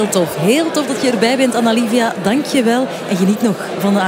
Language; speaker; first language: Dutch; native; Dutch